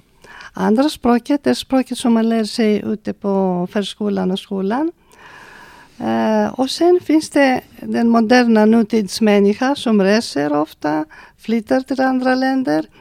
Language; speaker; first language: Swedish; non-native, fluent; Greek